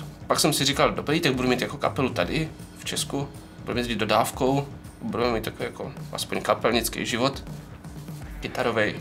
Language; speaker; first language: Czech; native; Czech